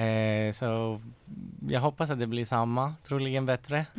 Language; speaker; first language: Swedish; non-native, fluent; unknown